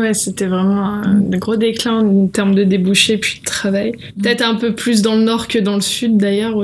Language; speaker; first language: French; native; French